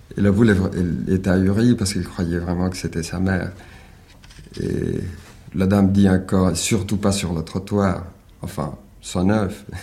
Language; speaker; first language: French; early bilingual, other home language; Spanish